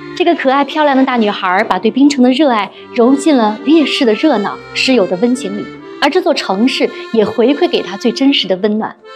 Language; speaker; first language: Chinese; native; Chinese